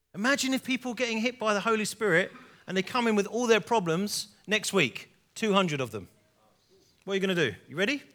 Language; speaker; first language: English; native; English